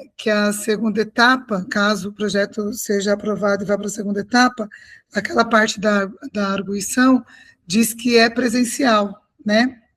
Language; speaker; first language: Portuguese; native; Portuguese